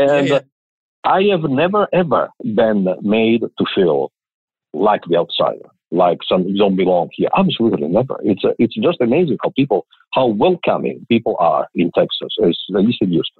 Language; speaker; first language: English; non-native, fluent; Italian